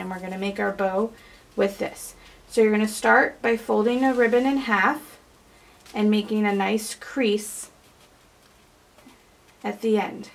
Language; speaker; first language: English; native; English